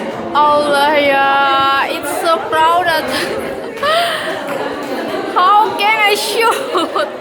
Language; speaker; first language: English; non-native, learner; Indonesian